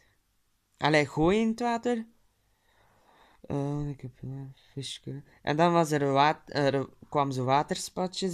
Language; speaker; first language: Dutch; early bilingual, other home language; Turkish